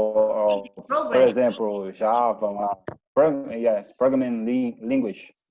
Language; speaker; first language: English; non-native, learner; Portuguese